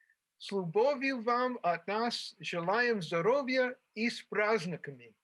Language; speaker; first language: Russian; non-native, fluent; English